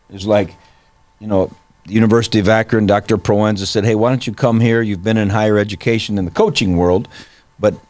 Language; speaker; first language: English; native; English